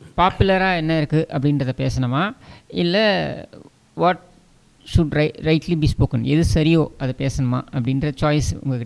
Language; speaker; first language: Tamil; native; Tamil